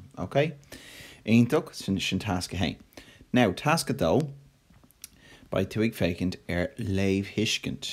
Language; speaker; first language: Irish; non-native, local second language; English